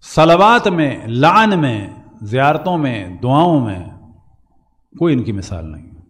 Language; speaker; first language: Urdu; native; Urdu